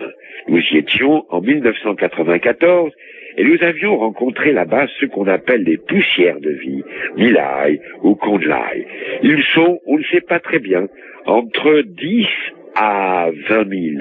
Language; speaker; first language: French; native; French